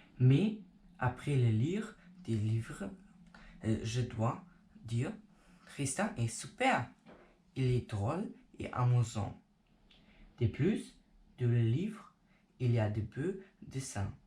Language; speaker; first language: French; non-native, learner; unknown